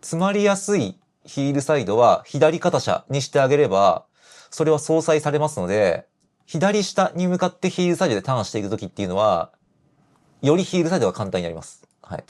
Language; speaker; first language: Japanese; native; Japanese